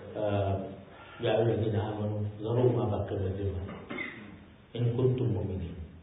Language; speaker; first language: Arabic; non-native, fluent; Urdu